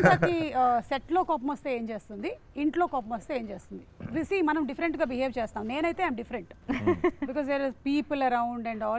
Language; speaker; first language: Telugu; native; Telugu